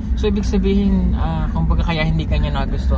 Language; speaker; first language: Filipino; native; Filipino